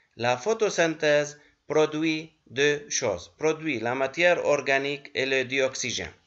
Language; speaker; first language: French; non-native, local second language; Arabic